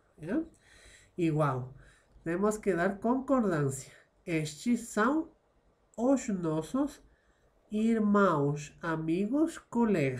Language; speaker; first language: Portuguese; non-native, fluent; Spanish